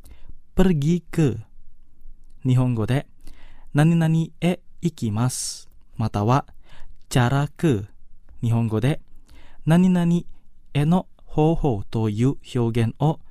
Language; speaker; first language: Japanese; non-native, fluent; Indonesian